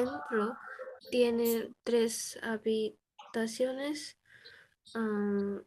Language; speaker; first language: Spanish; non-native, learner; Bangla